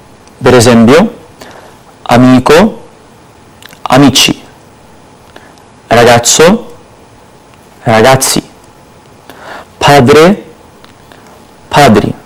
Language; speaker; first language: Italian; non-native, fluent; Arabic